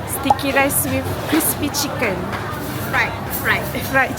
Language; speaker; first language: English; non-native, local second language; Malay